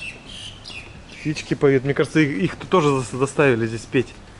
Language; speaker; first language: Russian; native; Russian